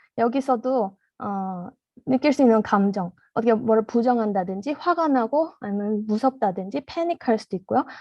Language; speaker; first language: Korean; early bilingual, heritage; Korean